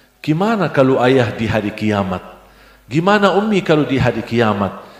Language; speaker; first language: Indonesian; non-native, fluent; Arabic